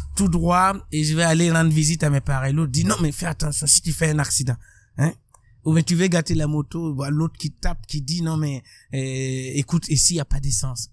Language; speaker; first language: French; non-native, local second language; Mossi